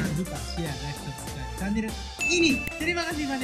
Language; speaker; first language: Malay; non-native, learner; Japanese